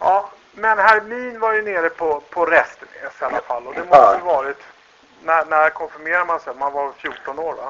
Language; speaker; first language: Swedish; native; Swedish